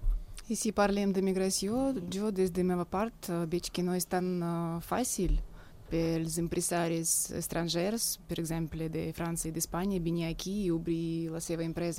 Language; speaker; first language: Catalan; non-native, fluent; Russian